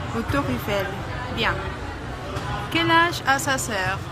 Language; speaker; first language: French; non-native, fluent; Spanish